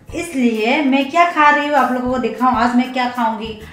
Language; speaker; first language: Hindi; non-native, local second language; Assamese